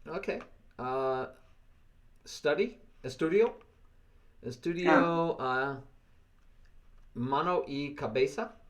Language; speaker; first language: Spanish; non-native, learner; English